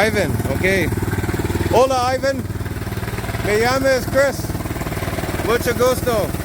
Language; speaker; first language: Spanish; non-native, learner; English